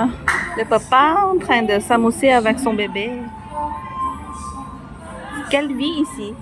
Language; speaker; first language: French; non-native, fluent; Thai